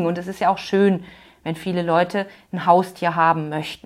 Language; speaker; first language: German; native; German